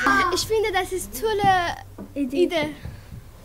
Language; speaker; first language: German; non-native, learner; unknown